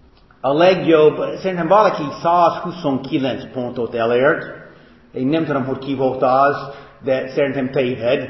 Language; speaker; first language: Hungarian; non-native, fluent; English